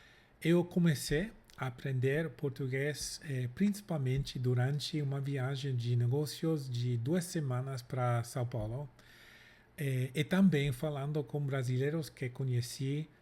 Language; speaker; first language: Portuguese; non-native, fluent; English